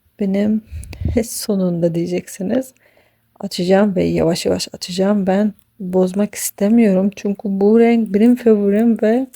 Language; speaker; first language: Turkish; non-native, fluent; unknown